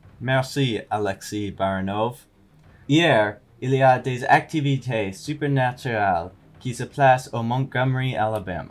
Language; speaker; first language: French; non-native, learner; English